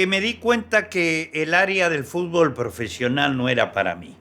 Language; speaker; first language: Spanish; native; Spanish